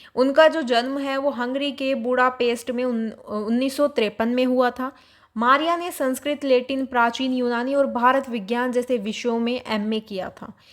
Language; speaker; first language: Hindi; native; Hindi